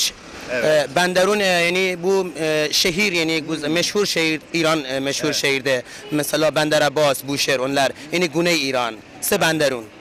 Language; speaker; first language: Turkish; non-native, learner; Persian